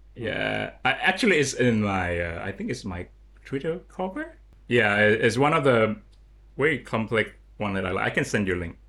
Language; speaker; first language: English; non-native, learner; Lao